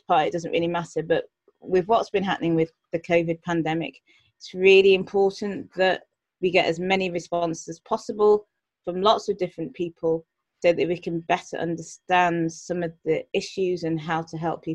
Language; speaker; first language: English; native; English